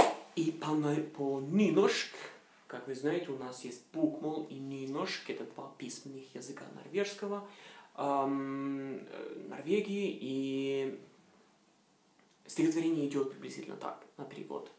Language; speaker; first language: Russian; non-native, fluent; Norwegian